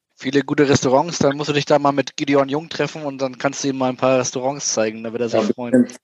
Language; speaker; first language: German; native; German